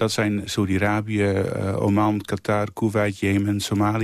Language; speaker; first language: Dutch; native; Dutch